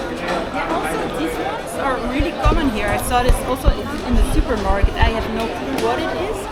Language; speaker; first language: English; non-native, fluent; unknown